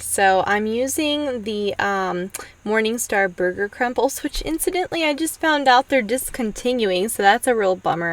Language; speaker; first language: English; native; English